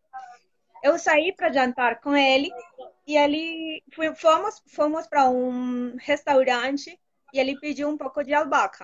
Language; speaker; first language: Portuguese; non-native, fluent; Spanish